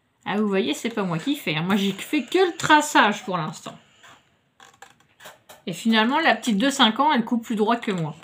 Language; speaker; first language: French; native; French